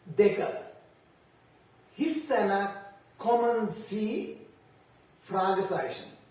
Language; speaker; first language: German; non-native, learner; Sinhala